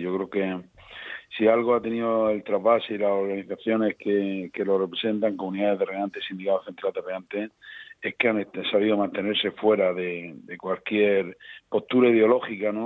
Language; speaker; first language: Spanish; native; Spanish